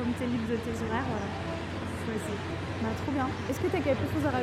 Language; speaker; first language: French; native; French